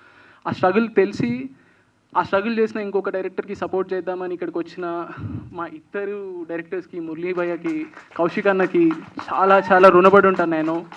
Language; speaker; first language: Telugu; native; Telugu